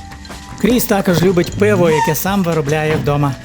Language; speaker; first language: Ukrainian; native; Ukrainian